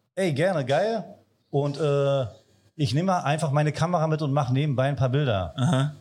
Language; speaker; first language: German; native; German